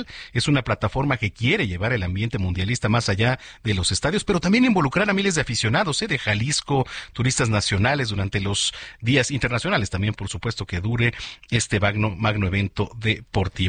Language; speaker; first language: Spanish; native; Spanish